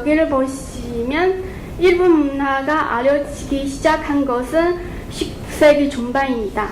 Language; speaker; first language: Korean; non-native, fluent; Chinese